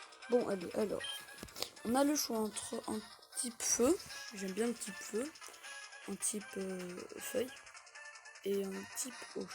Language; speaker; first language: French; native; French